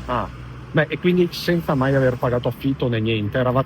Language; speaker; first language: Italian; native; Italian